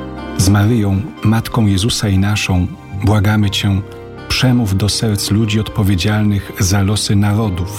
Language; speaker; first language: Polish; native; Polish